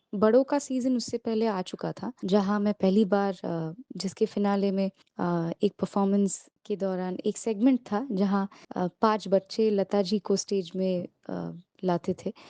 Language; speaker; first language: Hindi; non-native, local second language; Bangla